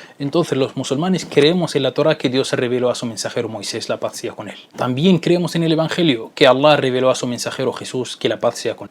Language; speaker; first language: Spanish; non-native, fluent; Arabic